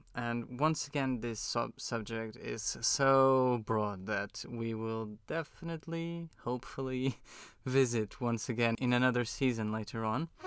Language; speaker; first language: English; non-native, fluent; Portuguese